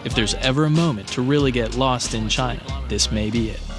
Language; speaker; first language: English; native; English